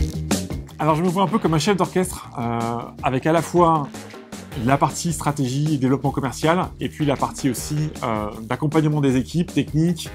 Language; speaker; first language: French; native; French